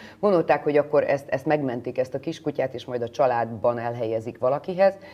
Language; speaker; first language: Hungarian; native; Hungarian